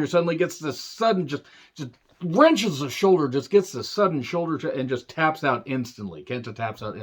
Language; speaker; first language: English; native; English